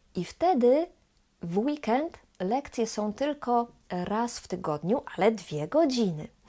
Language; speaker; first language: Polish; native; Polish